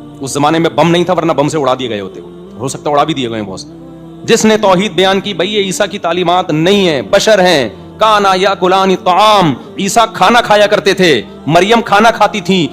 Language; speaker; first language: Urdu; native; Urdu